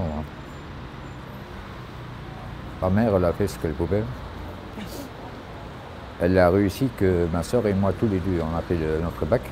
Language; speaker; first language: French; non-native, local second language; Luxembourgish